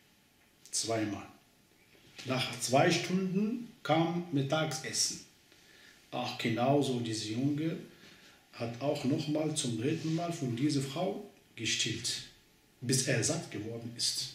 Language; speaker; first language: German; non-native, learner; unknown